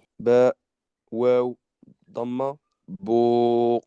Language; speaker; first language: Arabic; non-native, learner; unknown